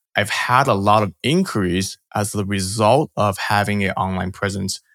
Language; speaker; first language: English; early bilingual, other home language; Chinese